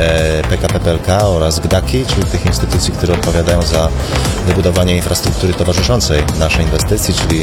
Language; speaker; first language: Polish; native; Polish